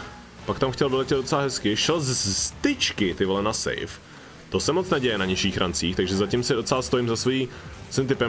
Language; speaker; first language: Czech; native; Czech